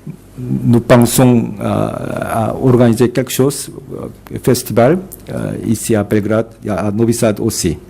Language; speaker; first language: French; non-native, fluent; Korean